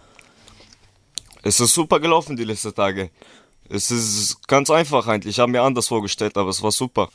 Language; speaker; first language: German; early bilingual, other home language; Kurdish